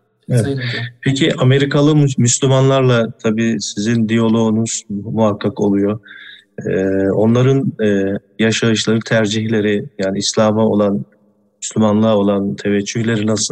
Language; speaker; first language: Turkish; native; Turkish